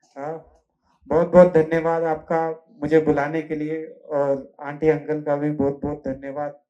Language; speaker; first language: Hindi; non-native, local second language; Telugu